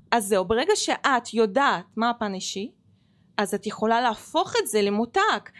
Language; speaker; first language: Hebrew; non-native, fluent; Russian